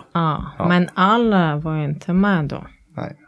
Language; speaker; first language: Swedish; non-native, fluent; Latvian